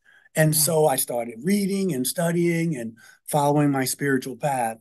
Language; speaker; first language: English; native; English